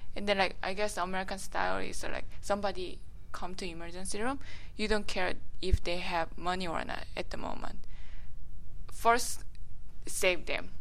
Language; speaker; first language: English; non-native, learner; Korean